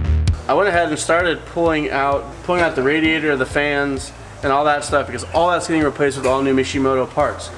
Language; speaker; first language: English; native; English